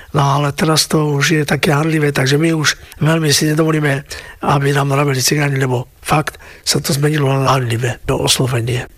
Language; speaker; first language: Slovak; native; Slovak